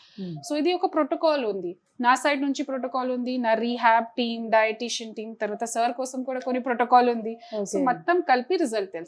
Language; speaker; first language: Telugu; non-native, fluent; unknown